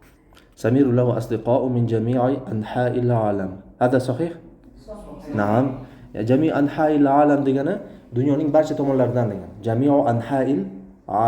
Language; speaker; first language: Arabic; non-native, fluent; Uzbek